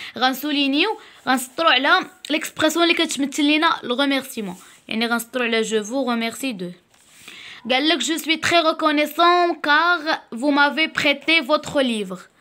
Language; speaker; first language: French; non-native, local second language; Arabic